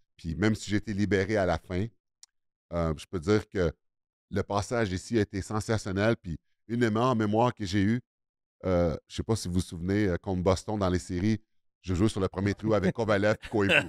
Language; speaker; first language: French; native; French